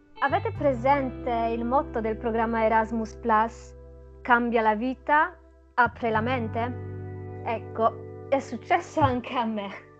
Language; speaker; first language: Italian; non-native, fluent; Polish